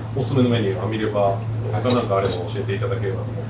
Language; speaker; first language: Japanese; native; Japanese